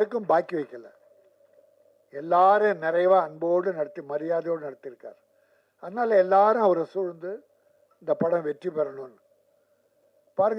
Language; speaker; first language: Tamil; native; Tamil